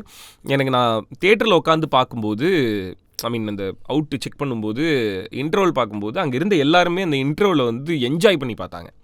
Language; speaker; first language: Tamil; native; Tamil